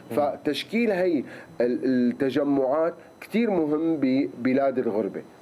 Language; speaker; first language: Arabic; native; Arabic